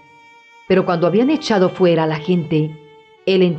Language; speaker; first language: Spanish; native; Spanish